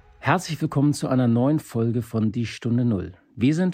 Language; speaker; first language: German; native; German